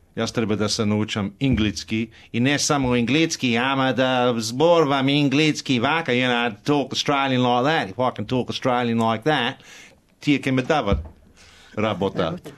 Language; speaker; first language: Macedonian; early bilingual, heritage; Macedonian